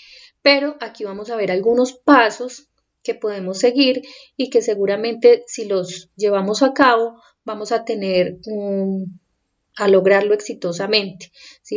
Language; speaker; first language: Spanish; native; Spanish